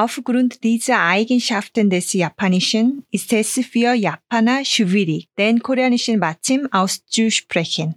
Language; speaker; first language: German; non-native, fluent; Korean